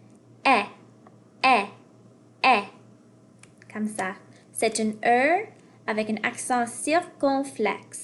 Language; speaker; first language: French; non-native, fluent; English